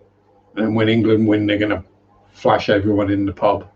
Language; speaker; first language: English; native; English